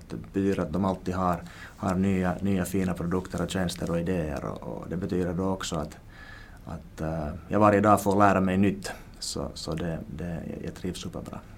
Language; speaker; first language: Swedish; native; Swedish